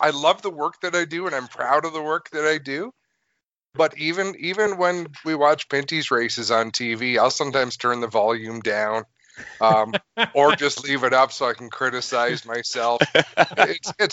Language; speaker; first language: English; native; English